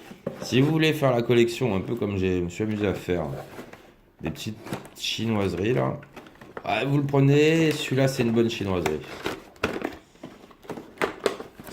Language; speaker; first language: French; native; French